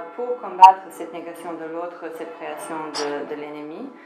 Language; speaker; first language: French; non-native, fluent; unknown